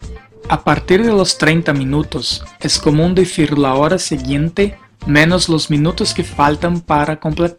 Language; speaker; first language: Spanish; non-native, fluent; Portuguese